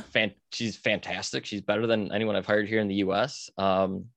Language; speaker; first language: English; native; English